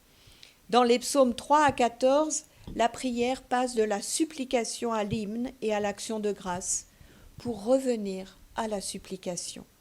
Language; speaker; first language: French; native; French